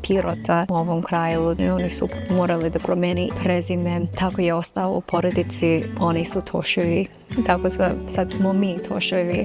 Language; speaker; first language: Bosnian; non-native, fluent; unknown